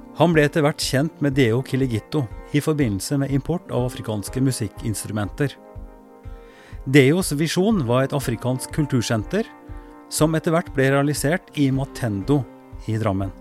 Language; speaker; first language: Norwegian; native; Norwegian